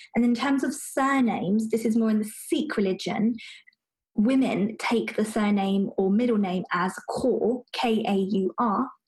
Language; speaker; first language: English; native; English